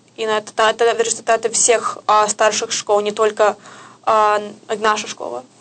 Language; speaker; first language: Russian; early bilingual, heritage; Russian